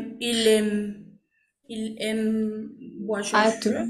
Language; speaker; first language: French; non-native, learner; Spanish